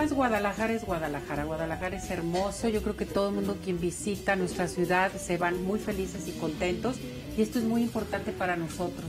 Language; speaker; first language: Spanish; native; Spanish